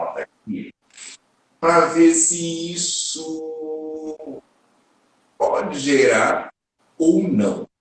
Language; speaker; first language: Portuguese; native; Portuguese